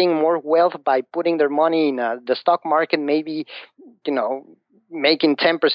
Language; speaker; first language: English; non-native, fluent; Spanish